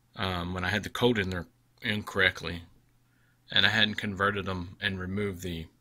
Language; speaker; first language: English; native; English